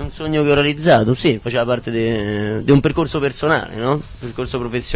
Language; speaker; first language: Italian; native; Italian